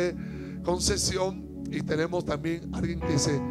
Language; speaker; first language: Spanish; native; Spanish